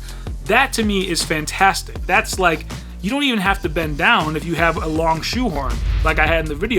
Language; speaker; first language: English; native; English